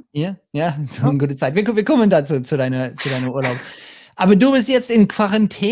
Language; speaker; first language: German; non-native, learner; English